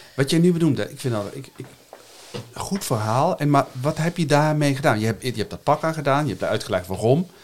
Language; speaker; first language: Dutch; native; Dutch